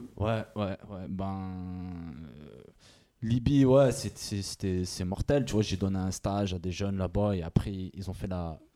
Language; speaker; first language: French; native; French